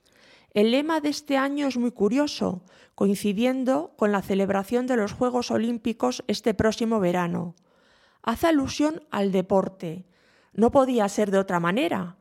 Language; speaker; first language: Spanish; native; Spanish